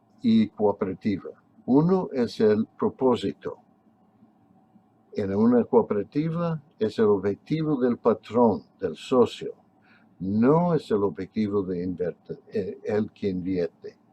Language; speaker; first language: Spanish; non-native, fluent; English